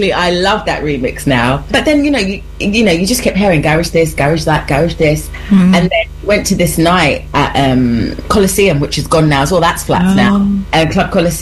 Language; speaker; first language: English; native; English